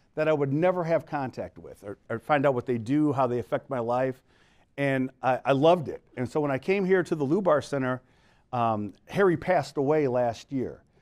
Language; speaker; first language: English; native; English